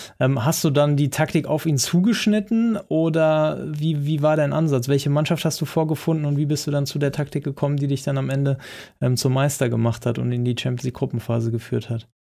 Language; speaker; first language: German; native; German